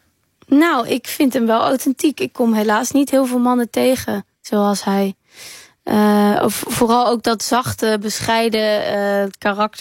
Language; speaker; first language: Dutch; native; Dutch